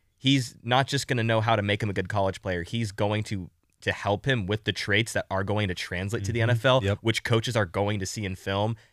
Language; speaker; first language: English; native; English